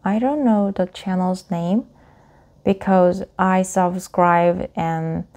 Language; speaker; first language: English; non-native, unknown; Korean